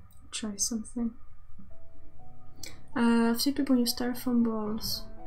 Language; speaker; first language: English; non-native, fluent; French